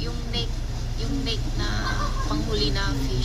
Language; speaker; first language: Filipino; non-native, learner; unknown